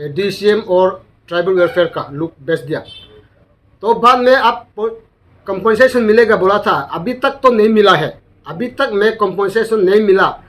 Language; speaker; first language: Hindi; non-native, local second language; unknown